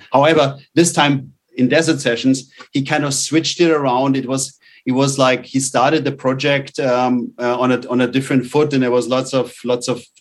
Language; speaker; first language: English; non-native, fluent; German